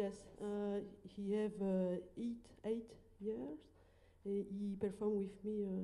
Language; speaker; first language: English; non-native, learner; French